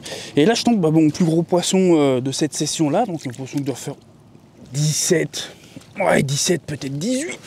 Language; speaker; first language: French; native; French